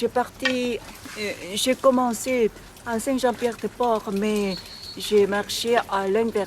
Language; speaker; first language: French; non-native, learner; Korean